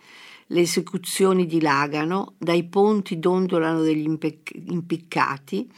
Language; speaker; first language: Italian; native; Italian